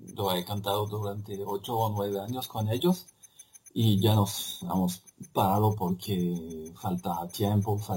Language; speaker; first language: Spanish; non-native, fluent; French